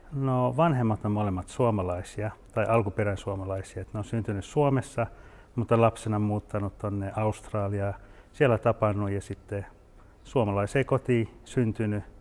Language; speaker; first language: Finnish; early bilingual, heritage; Finnish